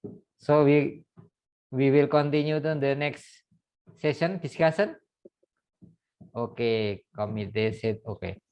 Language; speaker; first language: English; non-native, fluent; Indonesian